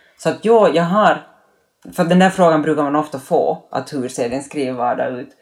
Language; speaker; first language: Swedish; native; Swedish